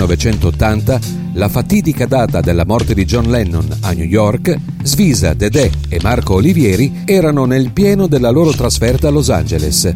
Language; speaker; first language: Italian; native; Italian